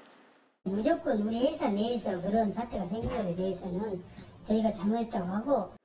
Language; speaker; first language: Korean; native; Korean